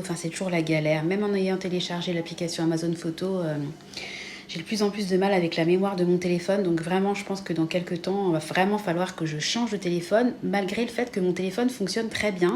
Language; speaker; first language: French; native; French